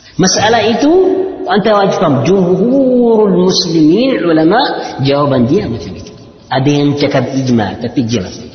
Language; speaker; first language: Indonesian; non-native, learner; Arabic